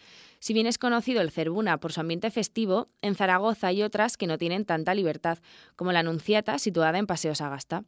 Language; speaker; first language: Spanish; native; Spanish